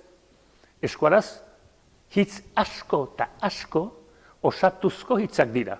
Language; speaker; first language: Basque; native; Basque